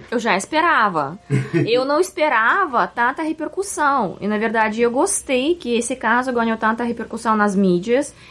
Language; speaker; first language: Portuguese; non-native, fluent; Russian